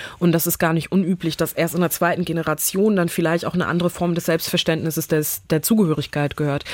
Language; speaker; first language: German; early bilingual, other home language; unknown